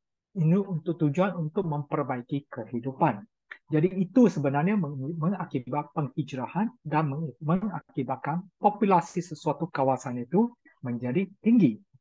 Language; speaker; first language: Malay; non-native, local second language; Chinese